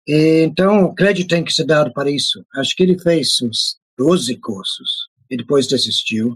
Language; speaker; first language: Portuguese; non-native, fluent; English